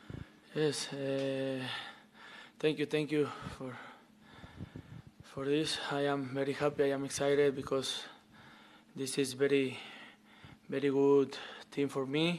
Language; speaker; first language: English; non-native, learner; Spanish